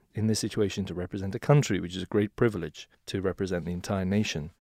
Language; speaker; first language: English; native; English